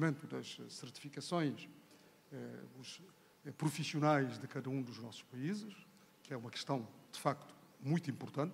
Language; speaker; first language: Portuguese; non-native, local second language; Kabuverdianu